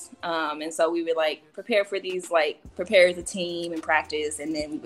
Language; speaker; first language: English; native; English